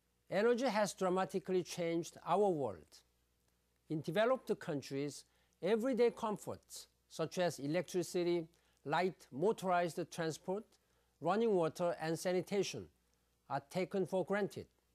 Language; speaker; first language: English; non-native, fluent; Korean